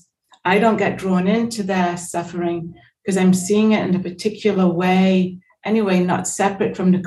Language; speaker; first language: English; native; English